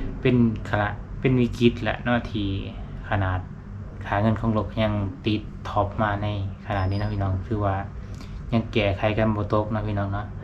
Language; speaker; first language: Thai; non-native, local second language; Lao